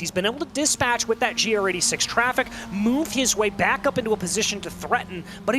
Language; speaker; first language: English; native; English